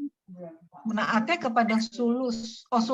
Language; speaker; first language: Indonesian; native; Indonesian